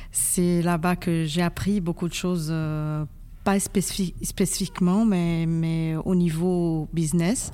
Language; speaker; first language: French; non-native, fluent; Portuguese